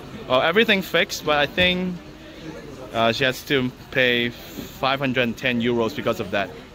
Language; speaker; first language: English; non-native, local second language; Cantonese